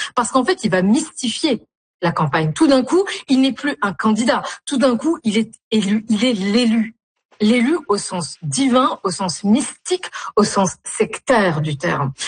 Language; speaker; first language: French; non-native, local second language; Arabic